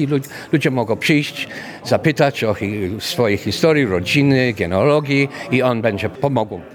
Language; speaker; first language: Polish; early bilingual, heritage; English